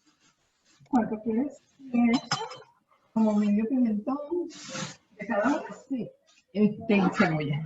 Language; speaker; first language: Spanish; native; Spanish